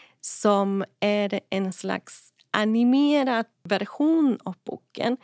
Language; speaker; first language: Swedish; non-native, fluent; Spanish